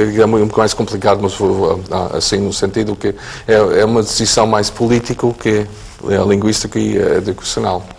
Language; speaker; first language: Portuguese; early bilingual, heritage; English